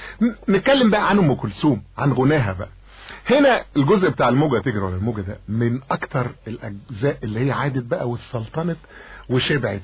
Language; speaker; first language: Arabic; native; Arabic